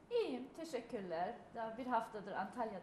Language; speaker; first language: Turkish; early bilingual, heritage; Turkish